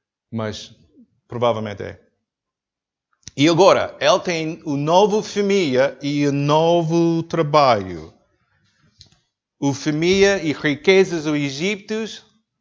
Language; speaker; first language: Portuguese; non-native, learner; English